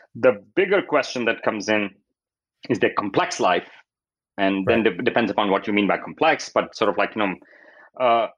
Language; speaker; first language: English; non-native, local second language; Urdu